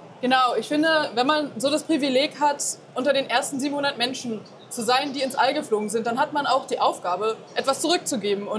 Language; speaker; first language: German; native; German